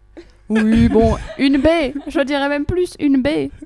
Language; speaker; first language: French; native; French